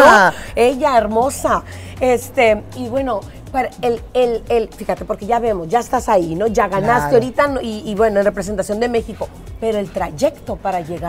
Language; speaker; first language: Spanish; native; Spanish